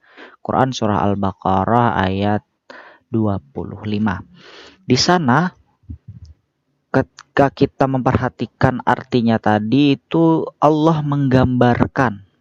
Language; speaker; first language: Indonesian; native; Indonesian